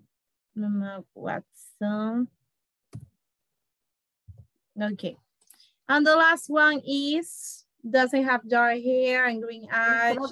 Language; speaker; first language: English; non-native, learner; Spanish